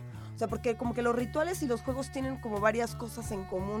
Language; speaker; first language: Spanish; native; Spanish